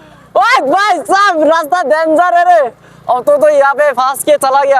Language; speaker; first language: Hindi; non-native, local second language; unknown